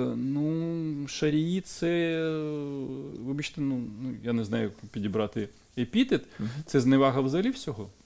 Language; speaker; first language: Ukrainian; non-native, local second language; Russian